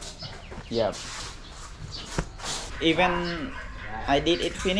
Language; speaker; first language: English; non-native, learner; Khmer